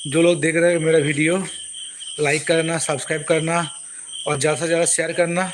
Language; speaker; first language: Hindi; non-native, local second language; Bangla